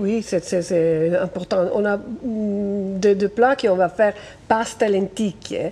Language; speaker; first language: French; non-native, fluent; Italian